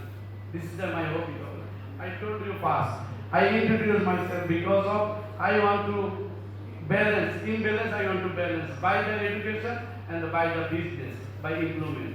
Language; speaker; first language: English; non-native, learner; Bangla